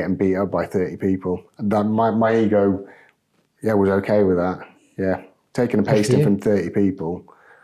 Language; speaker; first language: English; native; English